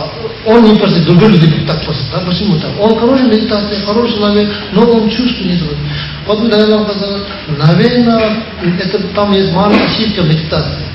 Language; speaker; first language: Russian; non-native, learner; Tibetan